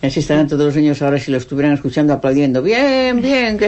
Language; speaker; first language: Spanish; native; Spanish